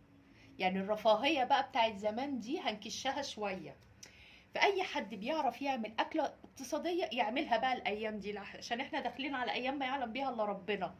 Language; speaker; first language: Arabic; native; Arabic